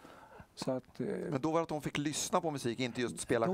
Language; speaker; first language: Swedish; native; Swedish